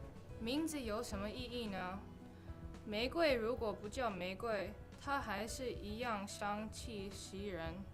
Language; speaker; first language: Chinese; early bilingual, heritage; Chinese